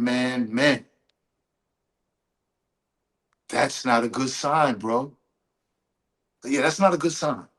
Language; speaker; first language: English; native; English